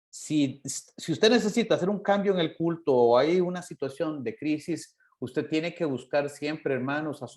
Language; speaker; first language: Spanish; native; Spanish